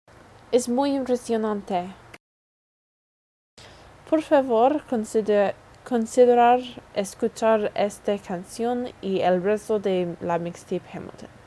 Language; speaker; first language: Spanish; non-native, learner; English